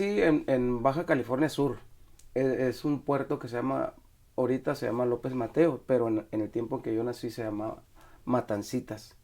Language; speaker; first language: Spanish; native; Spanish